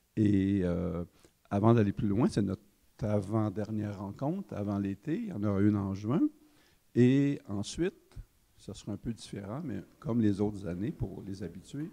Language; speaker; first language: French; native; French